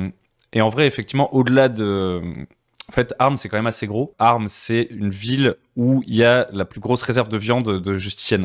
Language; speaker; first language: French; native; French